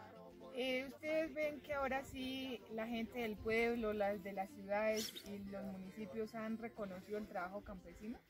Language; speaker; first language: Spanish; native; Spanish